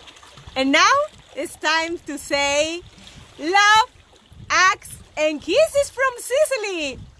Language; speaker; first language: English; non-native, learner; Italian